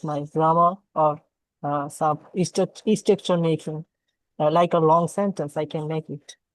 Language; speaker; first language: English; non-native, learner; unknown